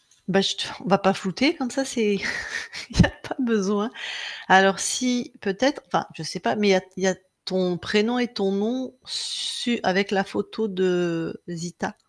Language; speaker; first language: French; native; French